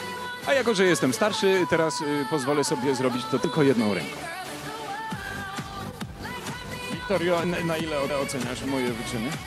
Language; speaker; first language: Polish; native; Polish